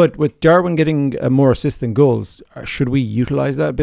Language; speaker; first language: English; native; English